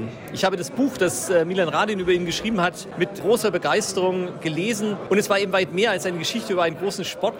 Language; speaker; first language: German; native; German